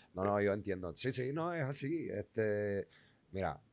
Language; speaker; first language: Spanish; non-native, fluent; Dutch